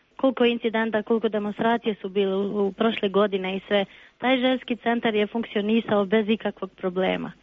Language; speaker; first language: Serbian; non-native, local second language; Albanian